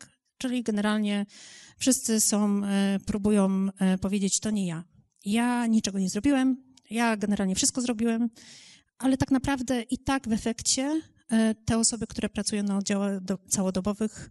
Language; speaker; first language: Polish; native; Polish